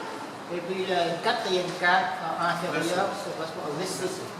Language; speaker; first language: French; native; French